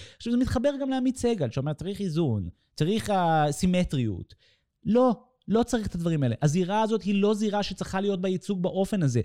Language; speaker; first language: Hebrew; native; Hebrew